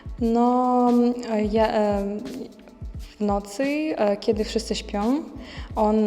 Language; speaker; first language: Polish; non-native, learner; Ukrainian